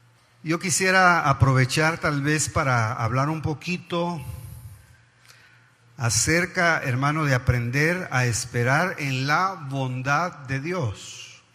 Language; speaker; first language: Spanish; native; Spanish